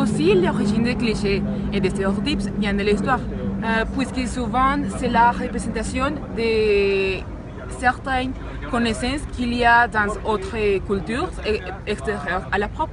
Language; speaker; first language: French; non-native, learner; Spanish